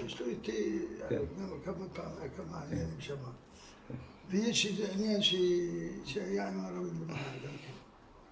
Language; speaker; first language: Hebrew; non-native, fluent; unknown